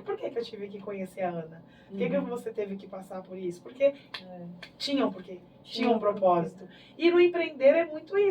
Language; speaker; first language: Portuguese; native; Portuguese